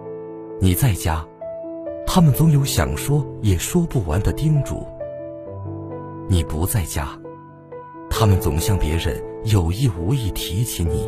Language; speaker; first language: Chinese; native; Chinese